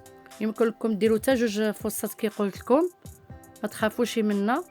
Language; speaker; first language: Arabic; native; Arabic